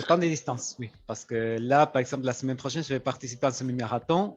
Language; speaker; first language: French; non-native, fluent; Spanish